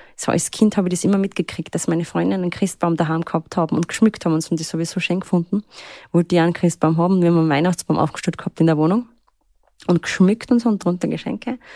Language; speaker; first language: German; early bilingual, other home language; Turkish